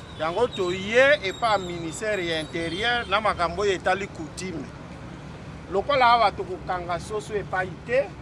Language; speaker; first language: Lingala; non-native, local second language; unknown